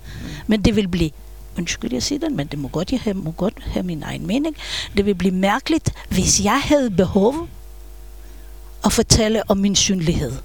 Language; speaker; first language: Danish; non-native, fluent; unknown